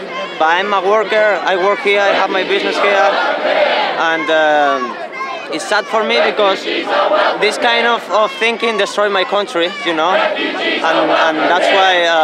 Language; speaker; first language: English; non-native, fluent; Spanish